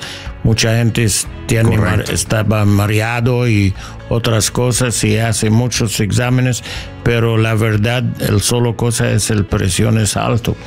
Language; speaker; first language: Spanish; non-native, learner; English